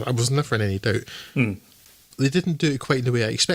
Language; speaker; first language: English; native; English